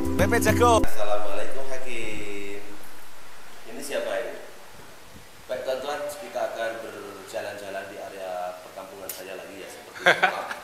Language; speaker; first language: Indonesian; non-native, local second language; Javanese